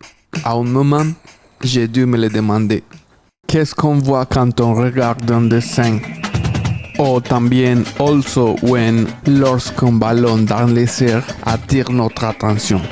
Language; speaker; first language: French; non-native, fluent; Spanish